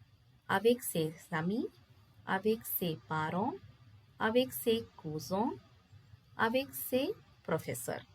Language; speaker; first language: French; non-native, fluent; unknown